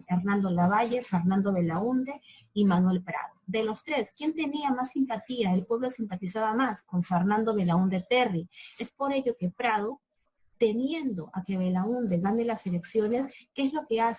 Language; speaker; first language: Spanish; native; Spanish